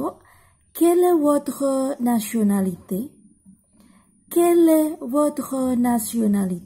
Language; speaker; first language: French; non-native, learner; Indonesian